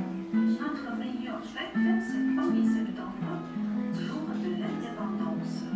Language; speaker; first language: French; non-native, learner; Uzbek